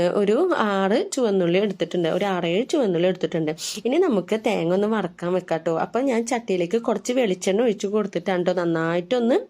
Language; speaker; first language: Malayalam; native; Malayalam